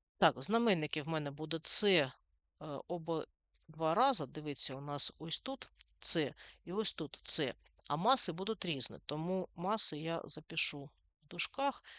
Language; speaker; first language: Ukrainian; non-native, local second language; Russian